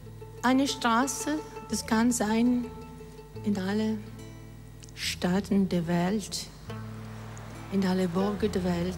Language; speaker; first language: German; non-native, learner; Greek